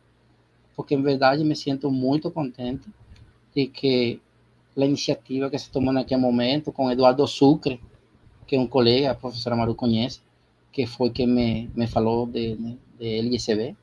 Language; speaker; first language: Portuguese; non-native, learner; Spanish